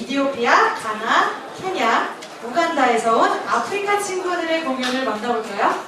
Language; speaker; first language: Korean; native; Korean